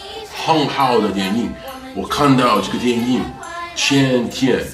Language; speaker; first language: Chinese; non-native, learner; English